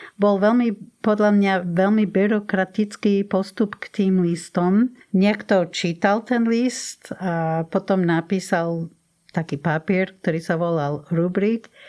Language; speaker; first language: Slovak; non-native, fluent; English